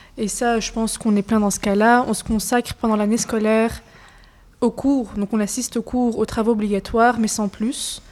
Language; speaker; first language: French; native; French